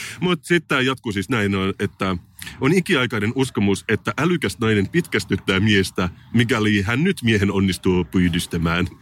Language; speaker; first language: Finnish; native; Finnish